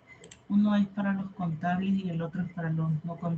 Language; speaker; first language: Spanish; native; Spanish